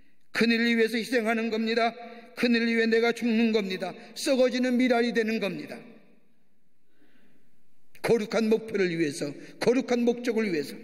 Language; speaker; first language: Korean; native; Korean